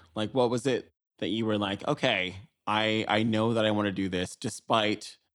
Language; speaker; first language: English; native; English